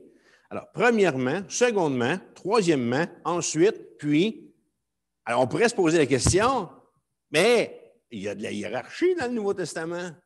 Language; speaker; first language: French; native; French